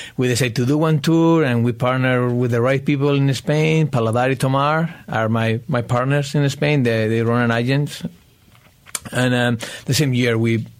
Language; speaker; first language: English; non-native, fluent; Spanish